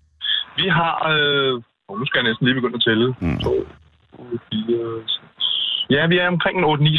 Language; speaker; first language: Danish; native; Danish